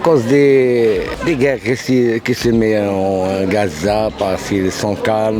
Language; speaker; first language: French; non-native, local second language; Arabic